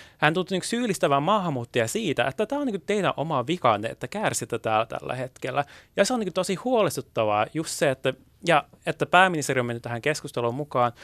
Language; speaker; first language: Finnish; early bilingual, other home language; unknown